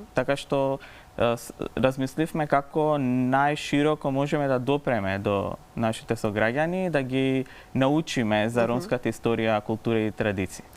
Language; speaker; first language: Macedonian; non-native, local second language; Romany